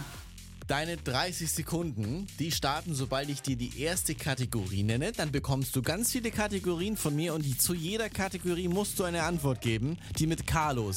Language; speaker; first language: German; native; German